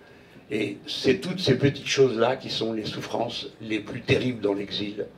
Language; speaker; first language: French; native; French